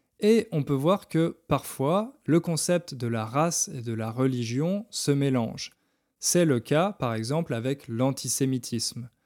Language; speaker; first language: French; native; French